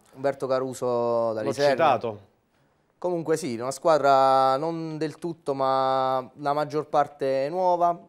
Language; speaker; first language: Italian; native; Italian